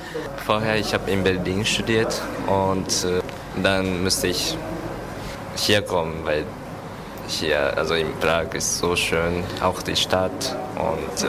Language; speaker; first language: German; non-native, learner; Japanese